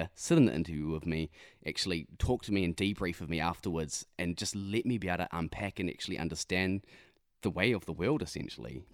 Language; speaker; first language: English; native; English